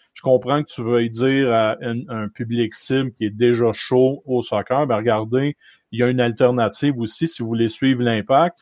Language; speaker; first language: French; native; French